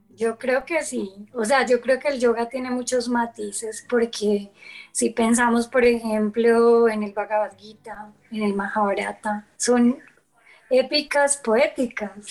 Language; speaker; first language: Spanish; native; Spanish